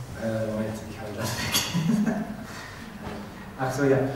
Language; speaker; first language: German; non-native, learner; Spanish